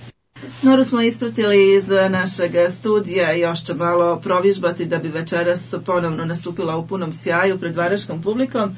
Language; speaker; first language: Serbian; native; Serbian